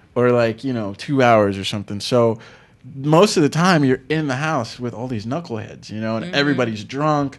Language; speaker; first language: English; native; English